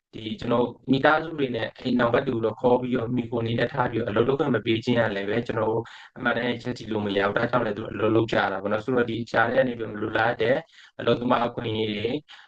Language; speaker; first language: Burmese; native; Burmese